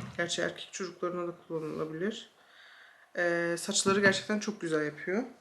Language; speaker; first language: Turkish; early bilingual, heritage; Turkish